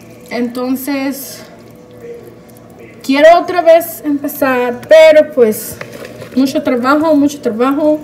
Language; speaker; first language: Spanish; early bilingual, heritage; Spanish